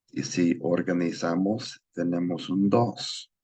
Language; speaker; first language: Spanish; non-native, learner; English